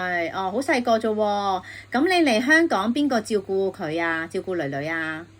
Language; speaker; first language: Cantonese; native; Cantonese